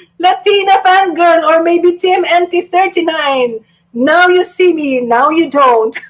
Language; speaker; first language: English; non-native, local second language; Filipino